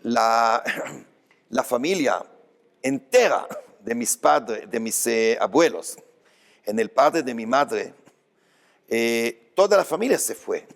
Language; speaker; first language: Spanish; non-native, fluent; Hebrew